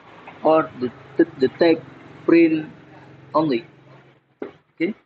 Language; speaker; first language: English; non-native, learner; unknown